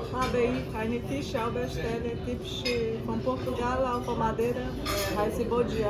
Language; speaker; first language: German; non-native, learner; Portuguese